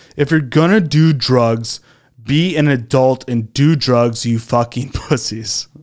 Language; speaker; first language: English; native; English